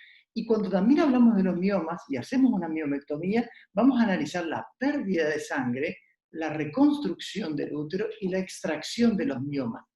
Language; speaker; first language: Spanish; native; Spanish